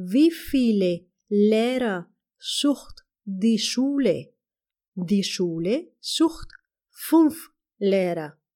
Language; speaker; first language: German; non-native, fluent; Spanish